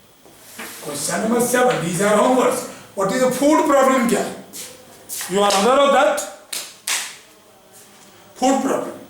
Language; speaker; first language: English; non-native, local second language; Hindi